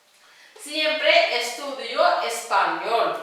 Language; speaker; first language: Spanish; non-native, fluent; Tamil